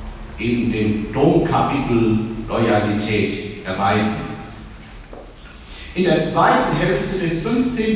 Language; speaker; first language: German; native; German